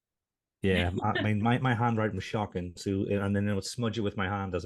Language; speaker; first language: English; native; English